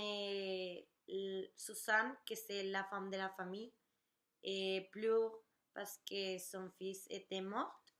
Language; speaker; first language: French; non-native, learner; Spanish